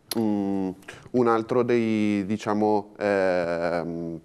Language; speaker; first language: Italian; native; Italian